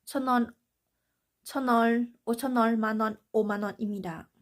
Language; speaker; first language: Korean; non-native, learner; Thai